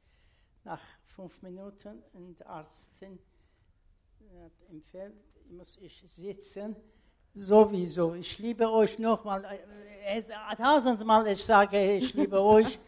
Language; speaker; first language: German; non-native, learner; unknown